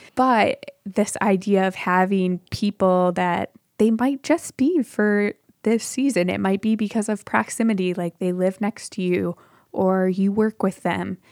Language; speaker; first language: English; native; English